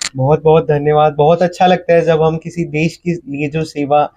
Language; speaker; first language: Hindi; native; Hindi